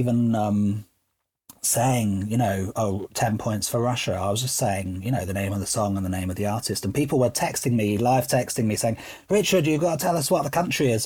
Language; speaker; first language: English; native; English